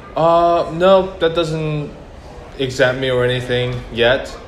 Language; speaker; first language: English; early bilingual, other home language; Korean